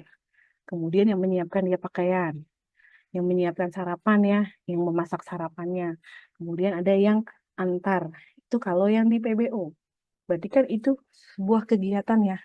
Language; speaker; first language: Indonesian; native; Indonesian